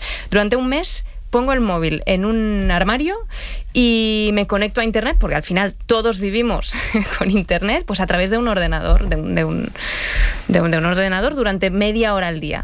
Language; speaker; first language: Spanish; native; Spanish